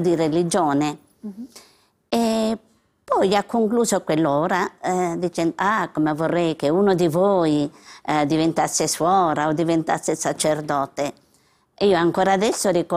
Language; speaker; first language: Italian; native; Italian